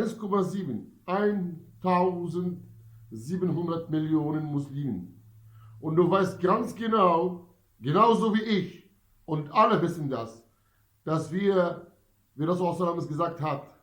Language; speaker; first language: German; non-native, fluent; Arabic